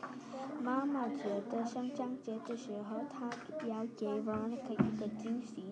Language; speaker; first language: Chinese; non-native, learner; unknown